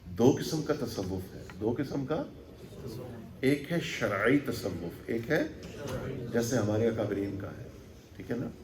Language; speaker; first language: Urdu; non-native, local second language; Punjabi